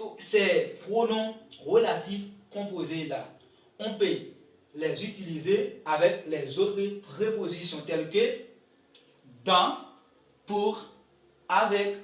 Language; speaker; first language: French; non-native, local second language; Haitian Creole